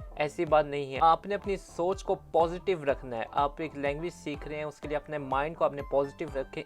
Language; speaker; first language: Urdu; native; Urdu